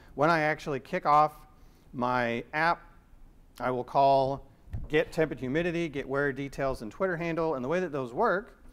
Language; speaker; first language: English; native; English